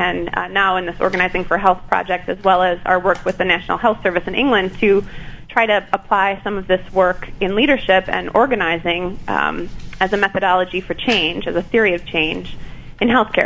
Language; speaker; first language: English; native; English